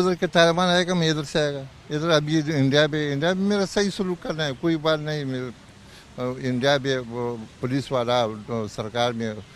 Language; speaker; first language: Hindi; non-native, learner; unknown